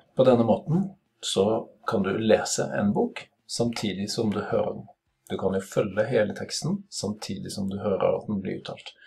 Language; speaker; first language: Norwegian; native; Norwegian